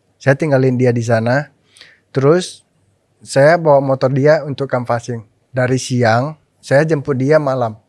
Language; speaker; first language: Indonesian; non-native, local second language; Min Nan Chinese